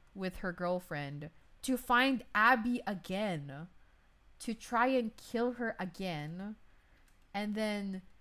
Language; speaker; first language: English; non-native, local second language; Filipino